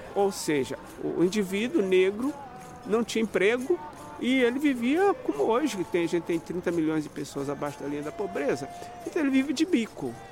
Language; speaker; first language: Portuguese; native; Portuguese